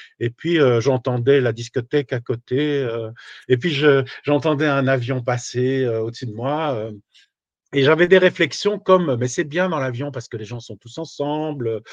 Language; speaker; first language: French; native; French